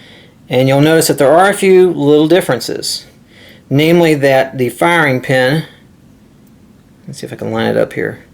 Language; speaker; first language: English; native; English